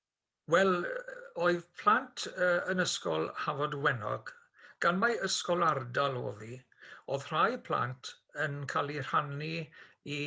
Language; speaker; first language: Welsh; native; Welsh